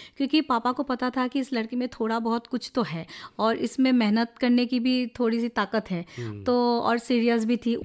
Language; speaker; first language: Hindi; non-native, local second language; Assamese